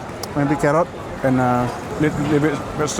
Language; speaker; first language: English; non-native, learner; Indonesian